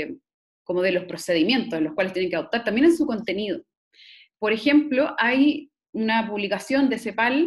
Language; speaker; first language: Spanish; native; Spanish